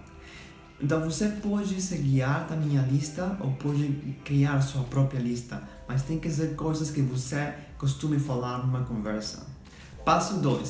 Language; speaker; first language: Portuguese; non-native, fluent; Spanish